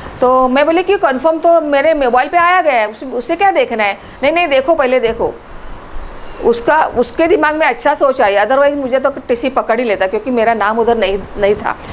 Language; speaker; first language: Hindi; non-native, local second language; Marathi